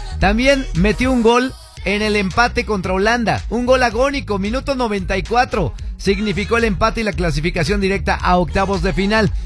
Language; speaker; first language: Spanish; native; Spanish